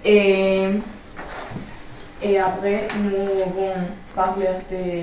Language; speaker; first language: French; non-native, learner; Spanish